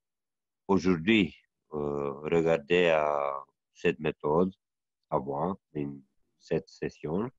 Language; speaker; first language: French; non-native, learner; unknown